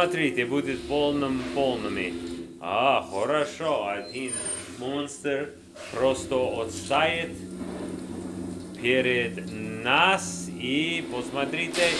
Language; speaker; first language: Russian; non-native, learner; English